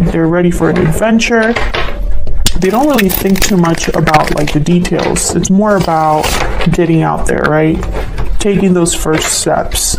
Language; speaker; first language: English; native; English